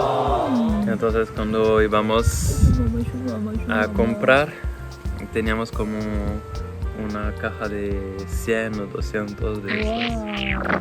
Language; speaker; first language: Spanish; non-native, fluent; French